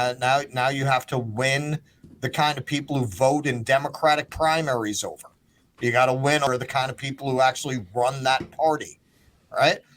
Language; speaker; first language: English; native; English